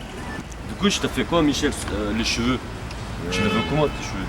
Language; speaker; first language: French; non-native, fluent; Persian